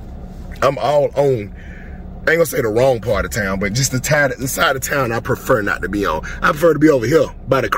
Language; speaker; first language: English; native; English